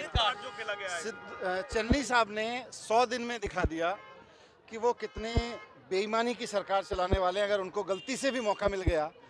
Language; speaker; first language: Hindi; native; Hindi